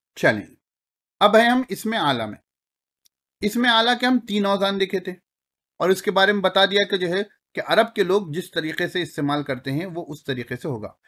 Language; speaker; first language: Urdu; native; Urdu